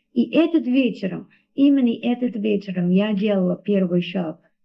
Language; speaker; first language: Russian; non-native, learner; English